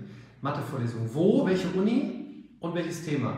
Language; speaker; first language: German; native; German